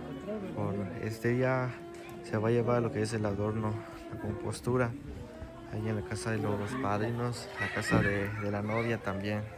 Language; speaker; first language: Spanish; native; Spanish